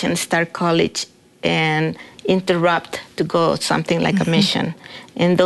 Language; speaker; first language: English; non-native, fluent; Spanish